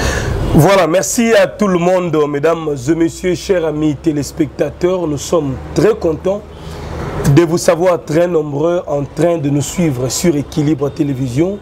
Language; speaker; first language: French; non-native, local second language; Lingala